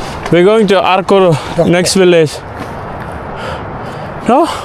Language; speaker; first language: English; non-native, local second language; Malayalam